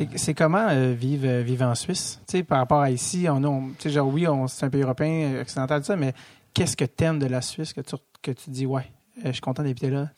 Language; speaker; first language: French; native; French